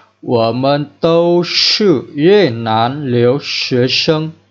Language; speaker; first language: Chinese; non-native, fluent; Vietnamese